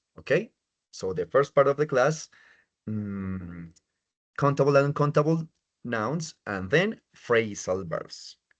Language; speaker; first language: English; non-native, fluent; Spanish